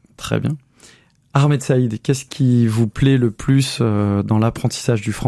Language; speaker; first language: French; native; French